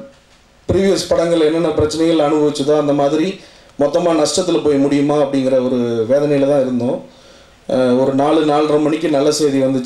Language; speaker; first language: Tamil; native; Tamil